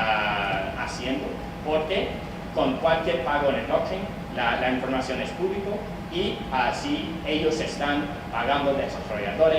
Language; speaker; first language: Spanish; non-native, fluent; English